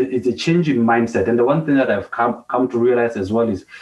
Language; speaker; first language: English; non-native, local second language; Southern Sotho